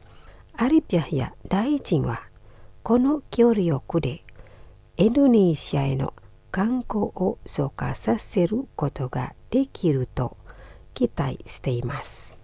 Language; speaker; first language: Japanese; non-native, fluent; Indonesian